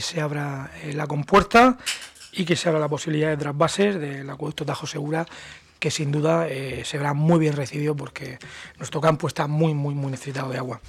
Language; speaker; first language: Spanish; native; Spanish